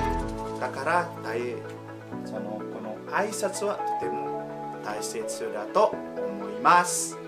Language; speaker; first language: Japanese; non-native, learner; Indonesian